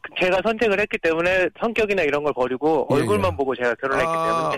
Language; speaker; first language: Korean; native; Korean